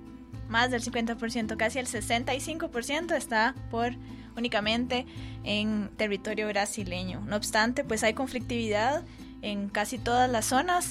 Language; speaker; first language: Spanish; native; Spanish